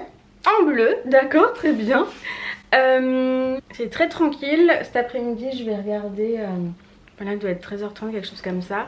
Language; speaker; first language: French; native; French